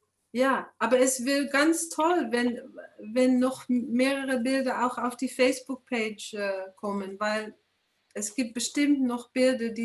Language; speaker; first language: German; non-native, fluent; English